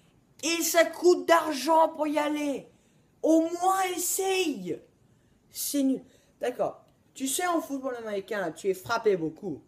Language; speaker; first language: French; non-native, learner; English